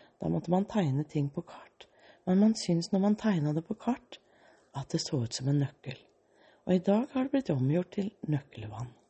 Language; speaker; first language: Norwegian; early bilingual, other home language; Danish